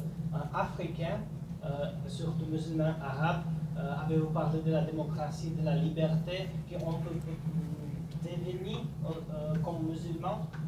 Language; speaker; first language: French; non-native, fluent; Slovak